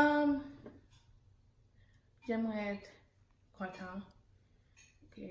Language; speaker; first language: French; early bilingual, heritage; Haitian Creole